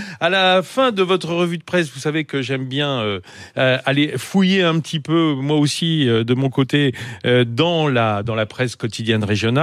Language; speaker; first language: French; native; French